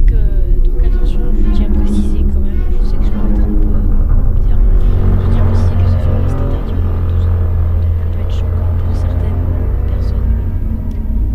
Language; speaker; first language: French; native; French